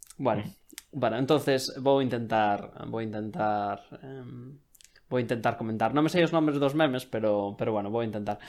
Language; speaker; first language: Galician; non-native, local second language; Spanish